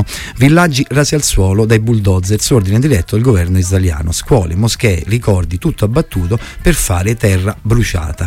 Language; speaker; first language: Italian; native; Italian